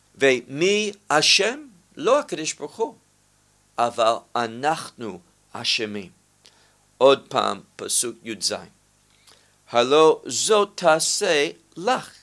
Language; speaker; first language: Hebrew; non-native, fluent; English